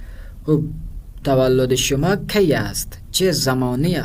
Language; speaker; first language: Persian; non-native, fluent; Urdu